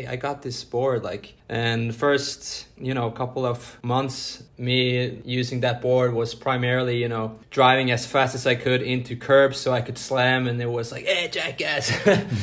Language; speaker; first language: English; non-native, fluent; Norwegian